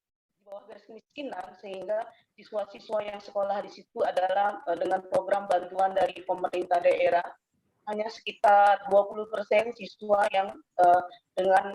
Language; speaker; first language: Indonesian; native; Indonesian